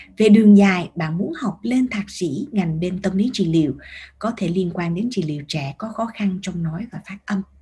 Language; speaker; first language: Vietnamese; early bilingual, heritage; Vietnamese